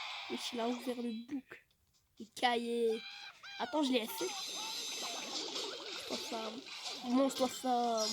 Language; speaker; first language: French; native; French